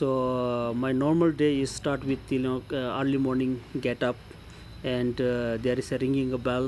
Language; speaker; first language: English; non-native, local second language; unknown